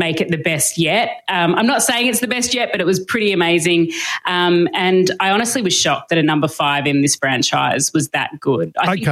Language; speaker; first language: English; native; English